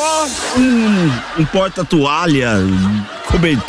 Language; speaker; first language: Portuguese; native; Portuguese